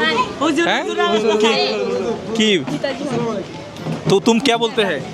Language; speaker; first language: Hindi; non-native, learner; Bangla